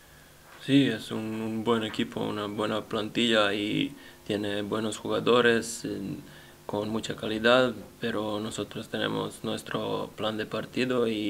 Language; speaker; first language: Spanish; non-native, learner; Serbian